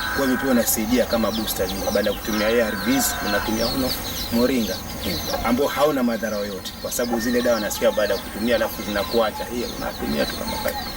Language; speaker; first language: Swahili; non-native, local second language; Giryama